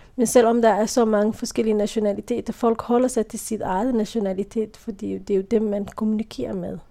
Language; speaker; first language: Danish; non-native, fluent; Somali